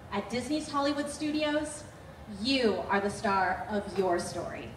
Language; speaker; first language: English; native; English